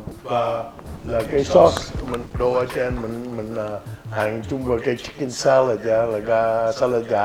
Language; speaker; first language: Vietnamese; early bilingual, heritage; Vietnamese